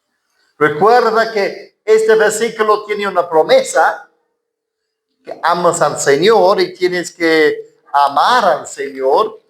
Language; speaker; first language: Spanish; non-native, fluent; English